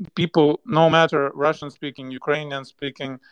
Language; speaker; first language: English; non-native, fluent; Ukrainian